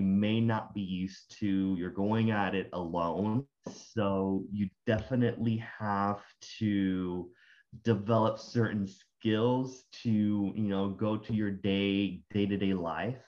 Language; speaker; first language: English; non-native, fluent; Spanish